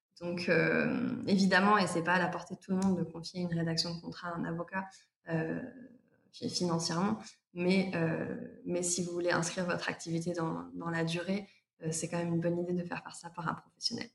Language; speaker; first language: French; native; French